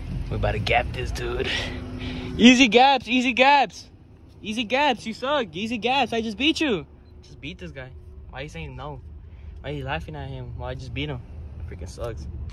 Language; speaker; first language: English; early bilingual, other home language; Spanish